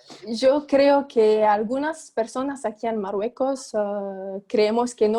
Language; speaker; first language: Spanish; non-native, fluent; Arabic